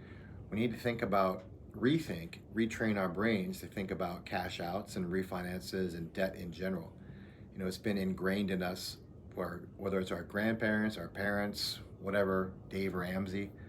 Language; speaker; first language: English; native; English